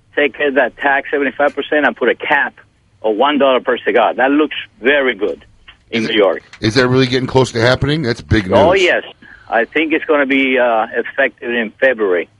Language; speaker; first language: English; non-native, fluent; Spanish